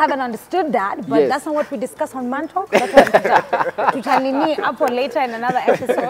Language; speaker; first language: English; non-native, local second language; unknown